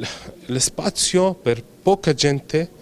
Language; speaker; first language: Italian; non-native, fluent; Arabic